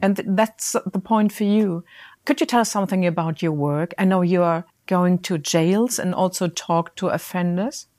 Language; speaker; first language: English; non-native, fluent; German